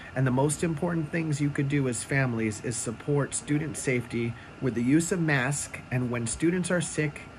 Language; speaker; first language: English; native; English